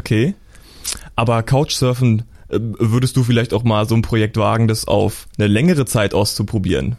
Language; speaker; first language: German; native; German